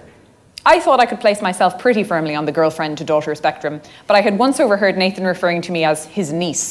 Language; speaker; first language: English; native; English